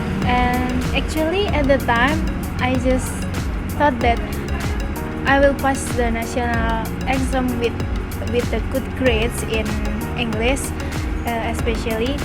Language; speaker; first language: English; non-native, learner; Indonesian